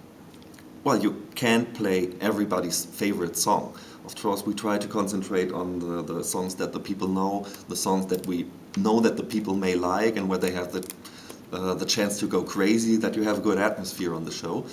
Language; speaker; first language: English; non-native, fluent; German